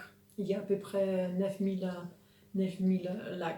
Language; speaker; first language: French; non-native, fluent; Polish